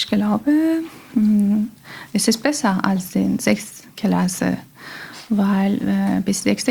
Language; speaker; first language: German; non-native, learner; Persian